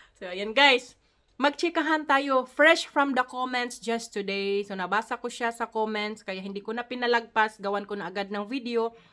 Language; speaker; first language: Filipino; non-native, local second language; Cebuano